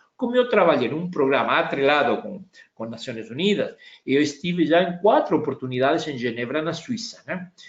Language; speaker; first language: Portuguese; non-native, fluent; Spanish